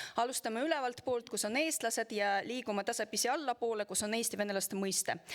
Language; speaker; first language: Estonian; non-native, local second language; Russian